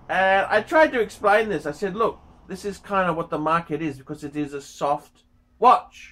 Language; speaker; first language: English; native; English